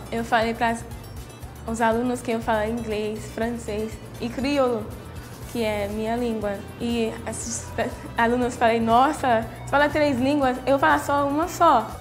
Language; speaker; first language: Portuguese; non-native, learner; Haitian Creole